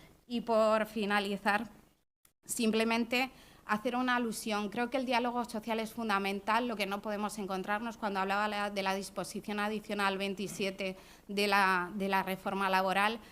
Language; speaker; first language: Spanish; native; Spanish